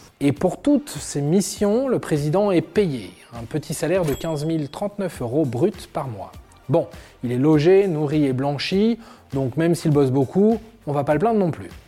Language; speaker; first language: French; native; French